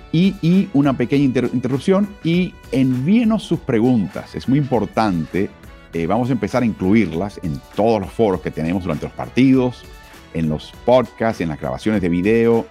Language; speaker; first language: Spanish; native; Spanish